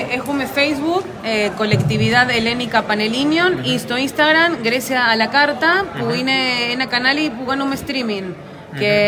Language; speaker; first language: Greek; early bilingual, heritage; Greek